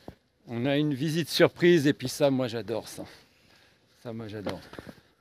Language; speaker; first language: French; native; French